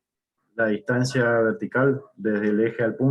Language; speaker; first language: Spanish; native; Spanish